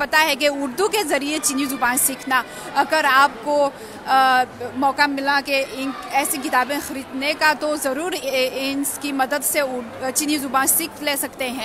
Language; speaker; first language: Hindi; non-native, fluent; Chinese